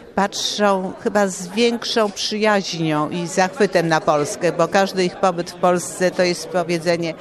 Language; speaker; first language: Polish; native; Polish